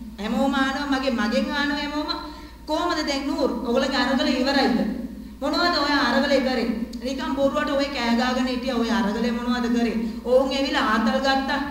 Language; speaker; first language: Sinhala; non-native, local second language; Tamil